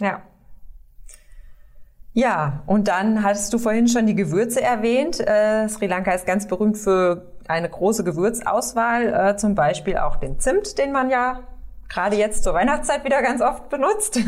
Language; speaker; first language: German; native; German